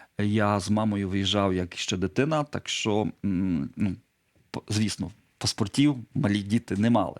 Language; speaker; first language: Ukrainian; non-native, local second language; Polish